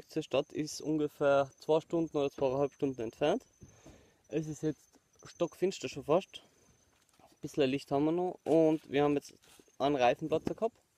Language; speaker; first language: German; native; German